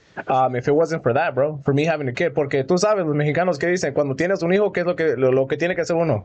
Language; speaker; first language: Spanish; early bilingual, heritage; Spanish